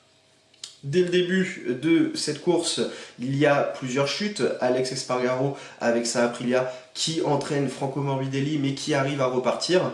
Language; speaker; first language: French; native; French